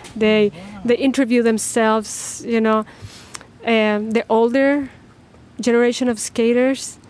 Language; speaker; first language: English; non-native, fluent; Spanish